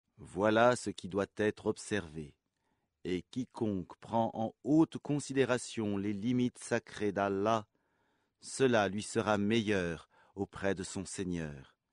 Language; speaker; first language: French; native; French